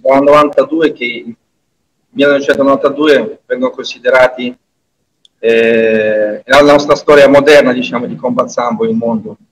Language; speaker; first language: Italian; non-native, fluent; Russian